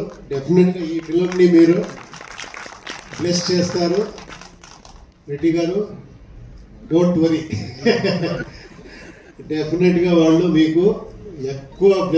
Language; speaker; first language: Telugu; non-native, fluent; Kannada